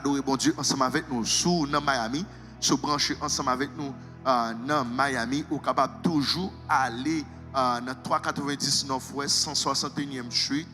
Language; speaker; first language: French; non-native, local second language; Haitian Creole